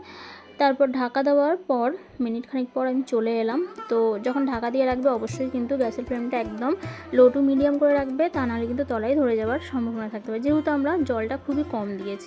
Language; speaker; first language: Bangla; native; Bangla